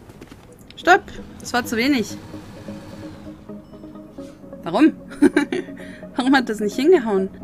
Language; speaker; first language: German; native; German